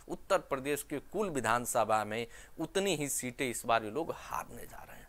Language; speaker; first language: Hindi; native; Hindi